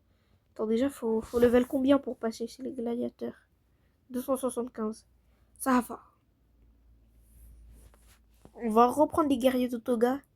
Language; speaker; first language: French; native; French